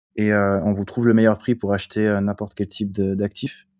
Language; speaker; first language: French; native; French